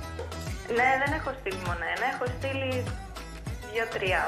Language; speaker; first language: Greek; early bilingual, heritage; Greek